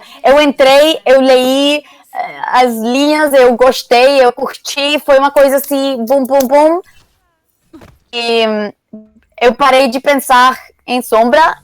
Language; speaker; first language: Portuguese; non-native, learner; Spanish